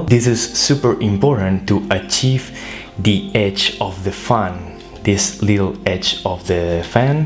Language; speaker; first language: English; non-native, fluent; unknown